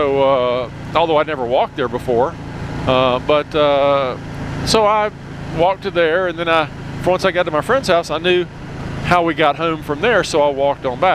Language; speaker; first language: English; native; English